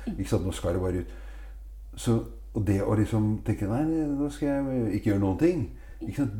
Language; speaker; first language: Norwegian; native; Norwegian